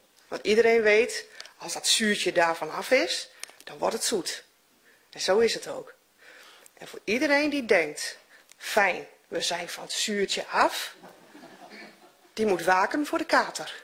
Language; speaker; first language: Dutch; native; Dutch